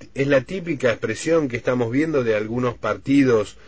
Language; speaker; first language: Spanish; native; Spanish